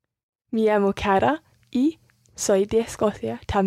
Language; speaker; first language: Spanish; non-native, learner; English